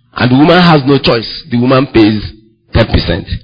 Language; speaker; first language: English; non-native, local second language; Igbo